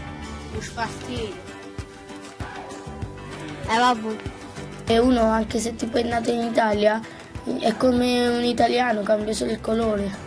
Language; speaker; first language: Italian; early bilingual, other home language; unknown